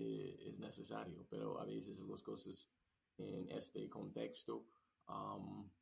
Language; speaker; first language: Spanish; non-native, learner; English